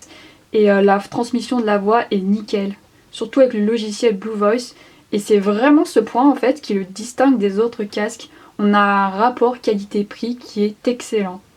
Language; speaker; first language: French; native; French